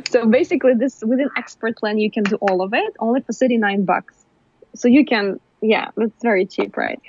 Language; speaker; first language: English; non-native, fluent; Ukrainian